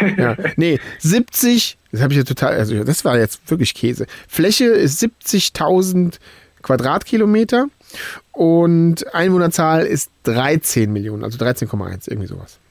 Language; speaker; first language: German; native; German